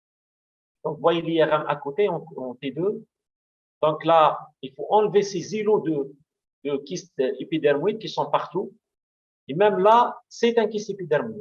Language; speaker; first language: French; non-native, local second language; Arabic